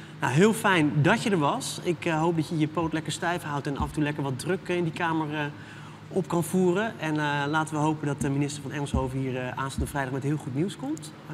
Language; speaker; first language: Dutch; native; Dutch